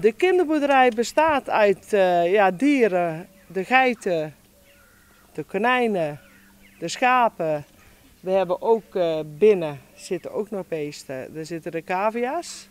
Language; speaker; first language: Dutch; native; Dutch